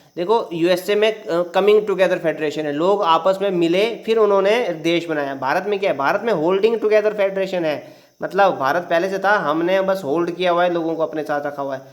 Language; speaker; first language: Hindi; native; Hindi